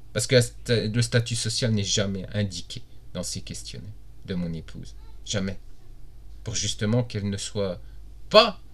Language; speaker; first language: French; native; French